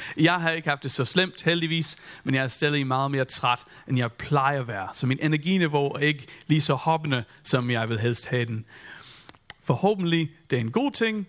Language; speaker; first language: Danish; non-native, fluent; English